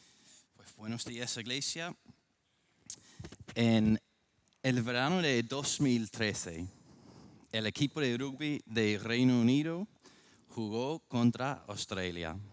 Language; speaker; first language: Spanish; non-native, fluent; English